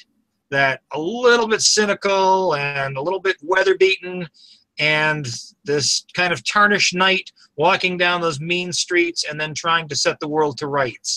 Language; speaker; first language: English; native; English